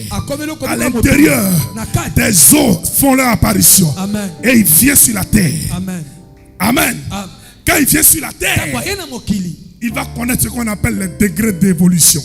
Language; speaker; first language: French; native; French